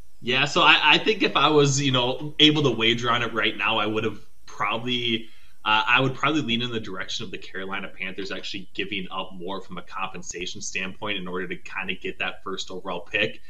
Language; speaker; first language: English; native; English